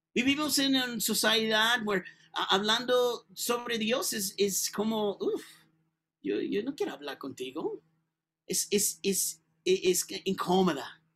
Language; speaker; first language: Spanish; non-native, learner; English